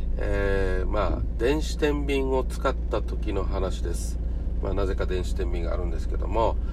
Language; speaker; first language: Japanese; native; Japanese